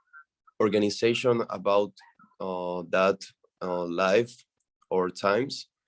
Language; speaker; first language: English; non-native, learner; Spanish